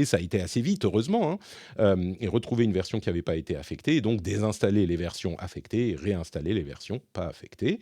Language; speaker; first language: French; native; French